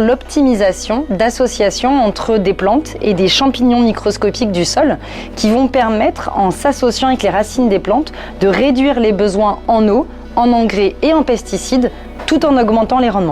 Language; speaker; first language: French; native; French